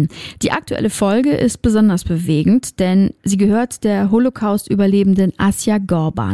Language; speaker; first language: German; native; German